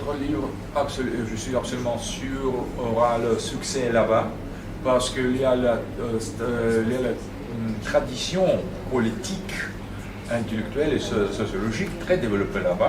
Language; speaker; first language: French; non-native, fluent; Russian